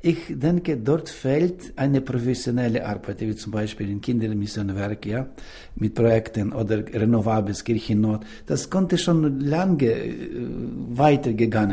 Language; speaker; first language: German; non-native, learner; Ukrainian